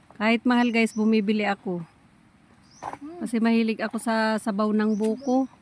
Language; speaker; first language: Filipino; non-native, local second language; Bikol